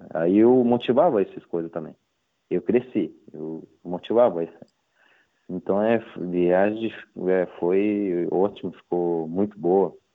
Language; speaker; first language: Portuguese; non-native, learner; Japanese